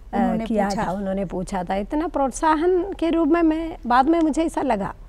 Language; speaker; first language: Hindi; non-native, local second language; Malayalam